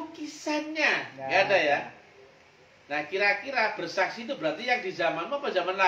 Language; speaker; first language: Indonesian; native; Indonesian